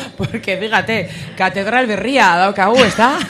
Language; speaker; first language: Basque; non-native, local second language; Spanish